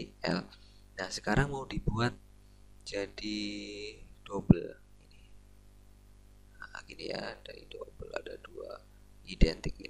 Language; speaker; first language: Indonesian; native; Indonesian